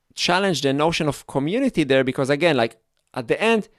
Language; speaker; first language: English; non-native, fluent; Hebrew